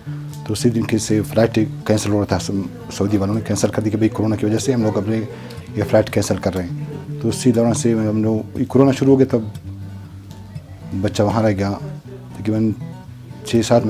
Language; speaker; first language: Hindi; non-native, local second language; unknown